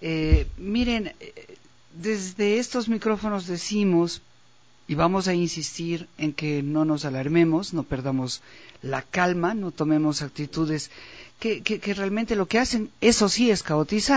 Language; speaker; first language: Spanish; native; Spanish